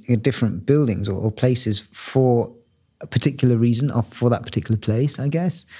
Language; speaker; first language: English; native; English